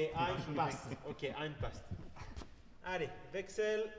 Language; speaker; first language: German; non-native, learner; French